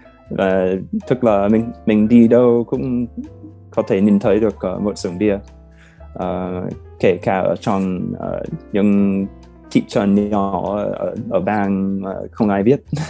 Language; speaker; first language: Vietnamese; non-native, fluent; English